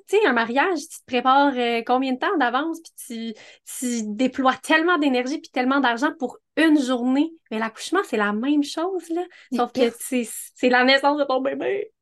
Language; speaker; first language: French; native; French